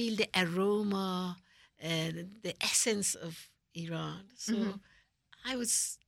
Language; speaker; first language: English; non-native, fluent; Persian